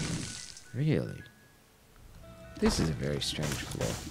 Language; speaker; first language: English; native; English